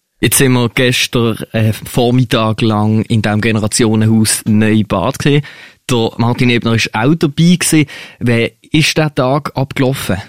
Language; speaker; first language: German; native; German